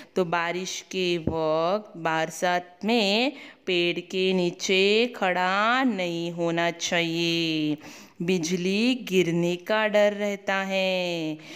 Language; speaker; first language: Hindi; non-native, local second language; Marathi